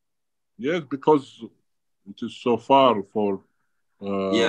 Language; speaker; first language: English; non-native, learner; Georgian